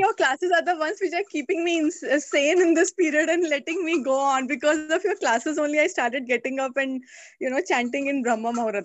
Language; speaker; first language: English; non-native, local second language; Hindi